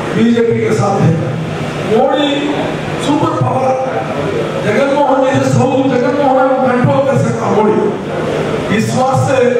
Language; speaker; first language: Hindi; non-native, local second language; Urdu